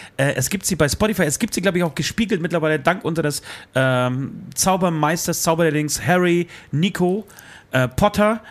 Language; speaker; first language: German; early bilingual, other home language; Polish